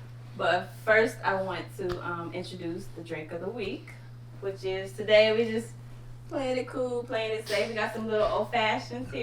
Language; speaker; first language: English; native; English